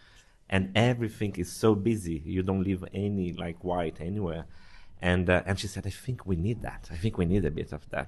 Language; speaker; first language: English; non-native, fluent; Portuguese